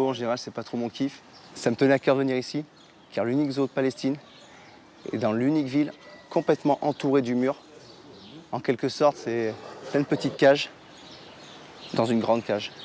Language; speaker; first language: French; native; French